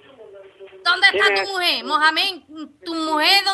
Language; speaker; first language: Spanish; native; Spanish